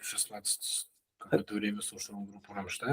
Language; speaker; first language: Russian; native; Russian